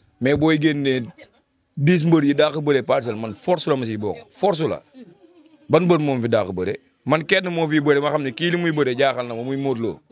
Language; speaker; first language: Wolof; non-native, local second language; Fula